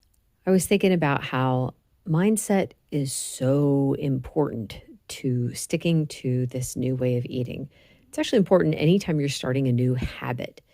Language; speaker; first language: English; native; English